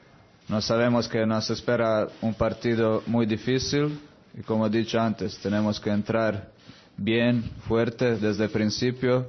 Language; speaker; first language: Spanish; non-native, fluent; Croatian